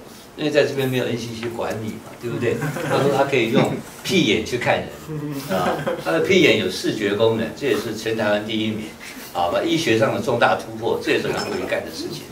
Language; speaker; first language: Chinese; native; Chinese